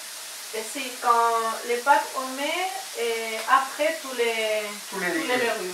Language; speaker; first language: French; non-native, learner; Spanish